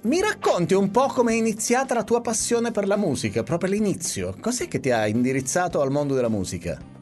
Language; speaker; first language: Italian; native; Italian